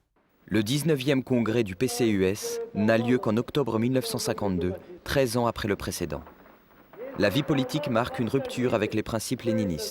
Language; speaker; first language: French; native; French